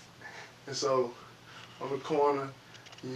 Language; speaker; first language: English; native; English